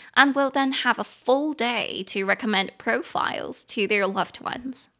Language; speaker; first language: English; non-native, fluent; Chinese